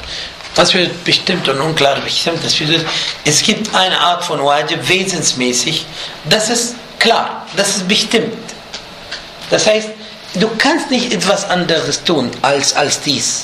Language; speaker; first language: German; non-native, fluent; Arabic